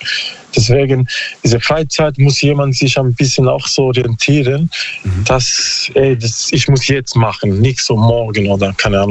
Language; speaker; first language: German; non-native, learner; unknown